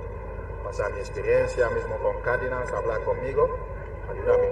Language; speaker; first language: Spanish; non-native, learner; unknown